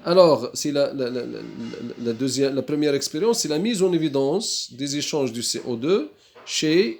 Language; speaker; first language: French; non-native, local second language; Arabic